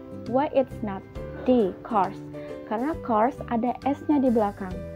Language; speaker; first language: English; non-native, fluent; Indonesian